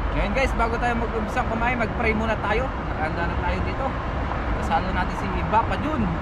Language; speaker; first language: Filipino; non-native, local second language; Pampanga